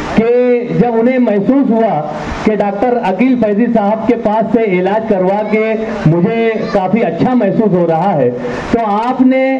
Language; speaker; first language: Hindi; non-native, local second language; Urdu